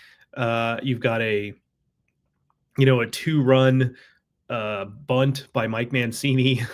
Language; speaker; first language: English; native; English